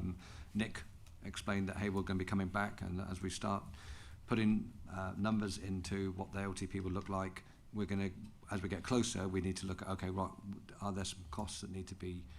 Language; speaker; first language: English; native; English